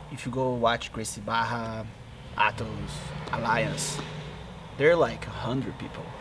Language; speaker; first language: English; non-native, fluent; Portuguese